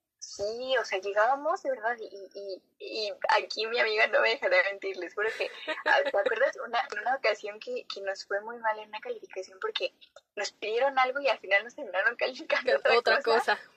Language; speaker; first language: Spanish; native; Spanish